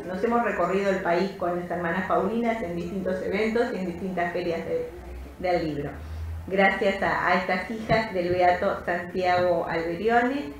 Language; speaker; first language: Spanish; native; Spanish